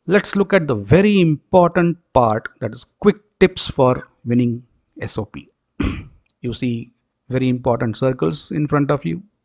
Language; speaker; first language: English; non-native, local second language; Marathi